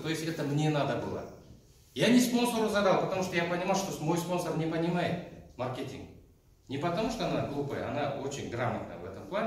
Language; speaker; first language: Russian; non-native, local second language; Kazakh